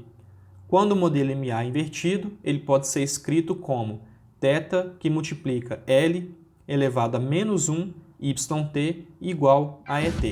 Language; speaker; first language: Portuguese; native; Portuguese